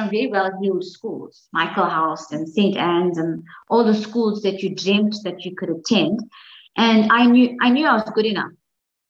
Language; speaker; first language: English; native; English